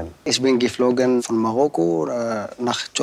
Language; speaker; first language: German; non-native, learner; Arabic